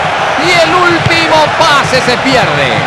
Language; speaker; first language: Spanish; native; Spanish